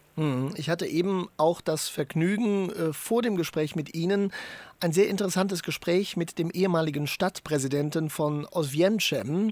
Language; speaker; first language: German; native; German